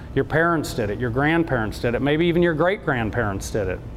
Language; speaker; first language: English; native; English